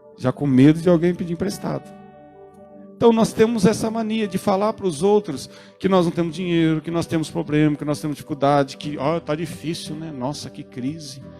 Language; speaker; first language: Portuguese; native; Portuguese